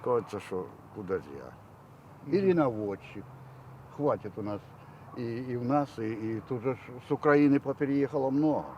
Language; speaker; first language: Russian; native; Russian